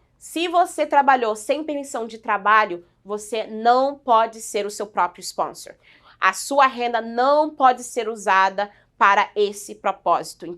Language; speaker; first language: Portuguese; native; Portuguese